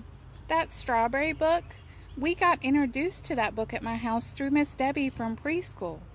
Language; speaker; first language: English; native; English